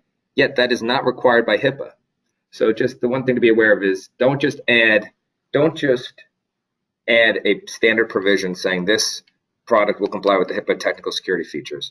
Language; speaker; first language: English; native; English